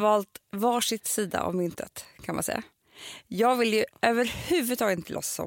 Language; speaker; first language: Swedish; native; Swedish